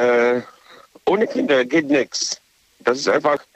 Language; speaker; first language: German; non-native, learner; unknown